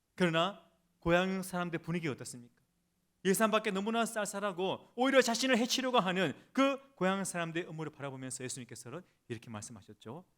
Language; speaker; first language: Korean; native; Korean